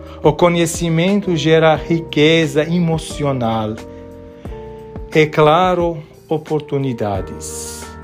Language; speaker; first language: Portuguese; non-native, fluent; Armenian